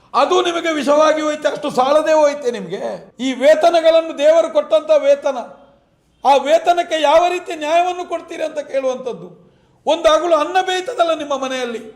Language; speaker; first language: Kannada; non-native, local second language; Tulu